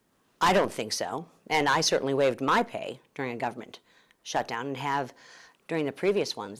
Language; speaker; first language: English; native; English